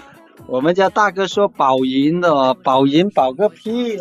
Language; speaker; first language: Chinese; native; Chinese